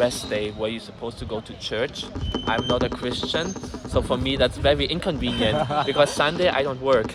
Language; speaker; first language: English; non-native, fluent; German